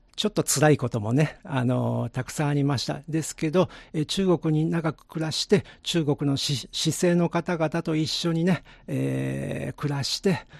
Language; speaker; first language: Japanese; native; Japanese